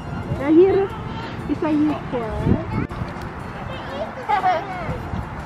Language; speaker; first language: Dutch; non-native, learner; Filipino